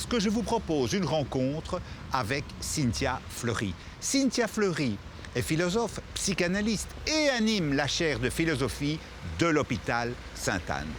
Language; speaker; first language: French; native; French